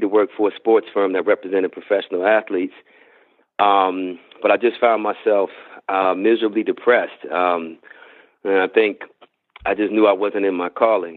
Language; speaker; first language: English; native; English